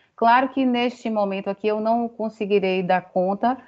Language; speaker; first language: Portuguese; native; Portuguese